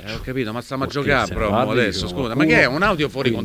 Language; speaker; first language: Italian; native; Italian